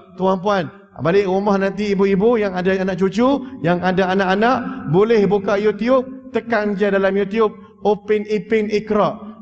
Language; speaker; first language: Malay; early bilingual, heritage; Malay